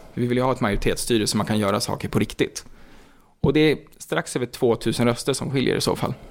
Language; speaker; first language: Swedish; native; Swedish